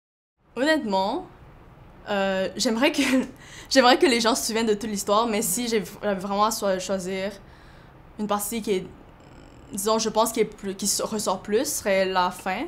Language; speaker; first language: French; early bilingual, other home language; Chinese